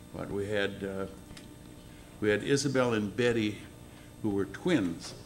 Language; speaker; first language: English; native; English